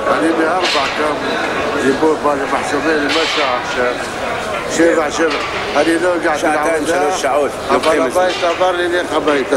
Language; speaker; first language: Hebrew; non-native, learner; Arabic